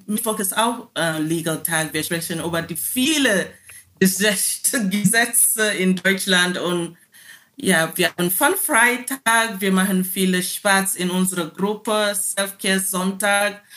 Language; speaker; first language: German; non-native, learner; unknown